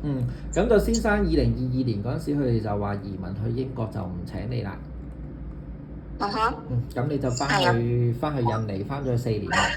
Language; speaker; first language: Cantonese; native; Cantonese